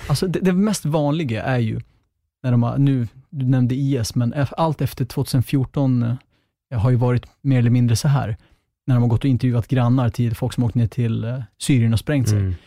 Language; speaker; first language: Swedish; early bilingual, other home language; Kurdish